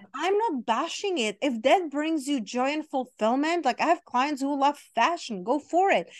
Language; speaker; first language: English; non-native, fluent; Czech